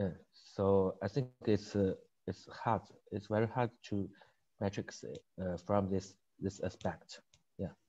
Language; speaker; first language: English; non-native, learner; Chinese